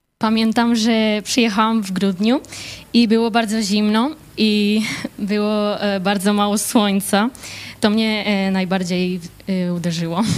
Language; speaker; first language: Polish; early bilingual, heritage; Polish